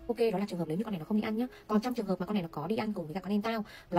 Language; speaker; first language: Vietnamese; native; Vietnamese